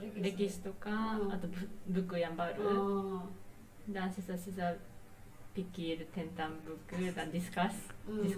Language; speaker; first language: Indonesian; non-native, learner; Japanese